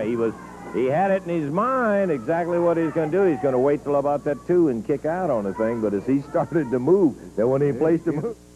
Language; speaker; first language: English; native; English